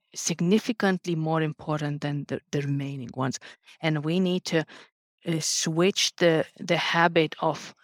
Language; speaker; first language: English; non-native, fluent; Lithuanian